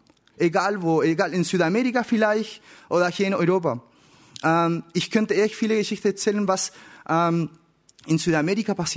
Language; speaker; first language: German; non-native, learner; Spanish